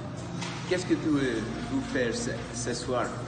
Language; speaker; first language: French; non-native, learner; English